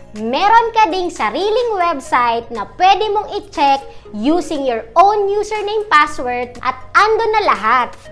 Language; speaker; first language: Filipino; non-native, local second language; Bikol